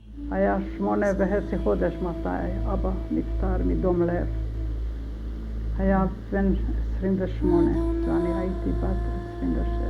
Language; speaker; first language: Hebrew; non-native, learner; Hungarian